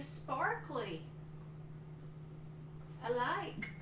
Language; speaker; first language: English; native; English